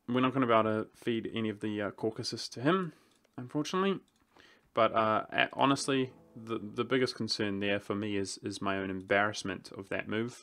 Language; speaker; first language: English; native; English